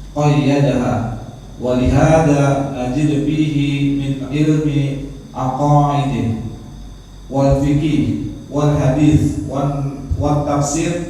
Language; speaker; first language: Arabic; non-native, learner; Indonesian